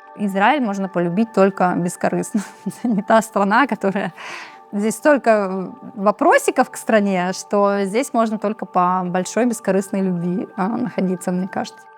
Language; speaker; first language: Russian; native; Russian